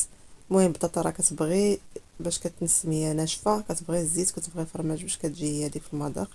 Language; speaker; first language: Arabic; native; Arabic